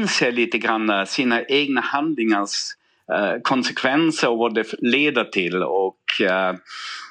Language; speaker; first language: Swedish; non-native, fluent; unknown